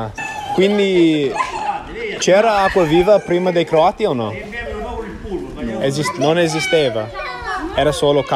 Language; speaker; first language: Italian; non-native, fluent; English